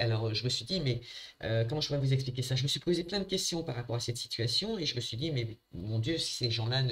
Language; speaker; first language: French; native; French